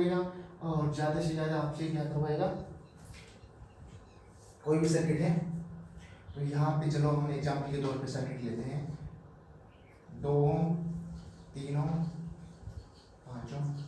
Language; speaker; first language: Hindi; native; Hindi